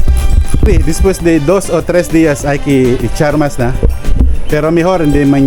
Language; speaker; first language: Spanish; non-native, learner; Filipino